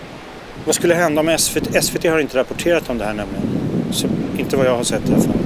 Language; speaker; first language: Swedish; native; Swedish